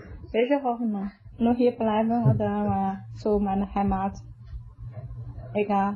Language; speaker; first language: German; non-native, learner; Chinese